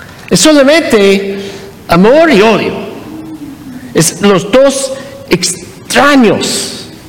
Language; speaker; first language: Spanish; non-native, learner; English